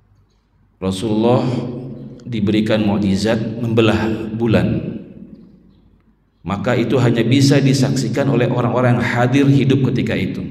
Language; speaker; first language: Indonesian; native; Indonesian